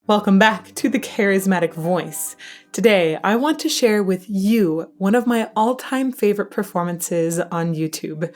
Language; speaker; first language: English; native; English